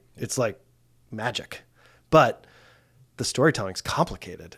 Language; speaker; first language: English; native; English